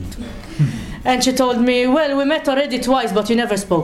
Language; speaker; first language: English; non-native, fluent; Maltese